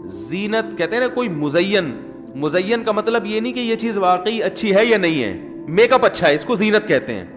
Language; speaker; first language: Urdu; native; Urdu